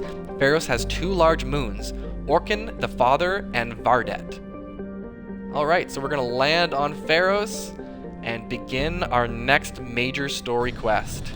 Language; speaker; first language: English; native; English